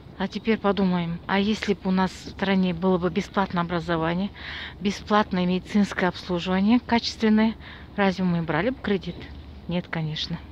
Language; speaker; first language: Russian; non-native, local second language; Kazakh